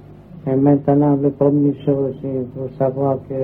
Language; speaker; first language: French; non-native, learner; Vietnamese